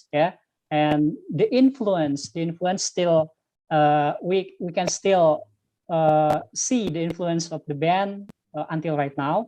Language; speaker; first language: English; non-native, fluent; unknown